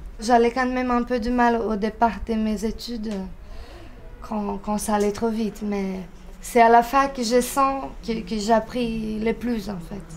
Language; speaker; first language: French; non-native, fluent; Portuguese